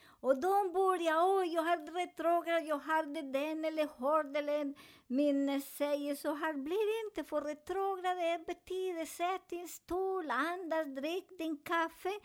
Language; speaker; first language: Swedish; non-native, learner; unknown